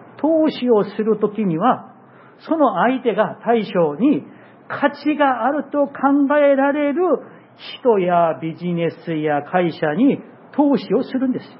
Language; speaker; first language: Japanese; non-native, fluent; Korean